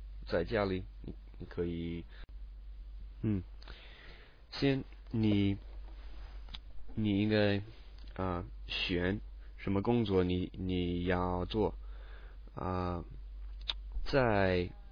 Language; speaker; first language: Chinese; non-native, learner; English